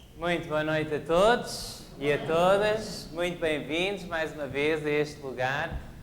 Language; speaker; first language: Portuguese; native; Portuguese